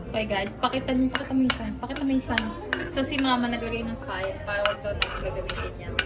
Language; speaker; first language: Filipino; native; Filipino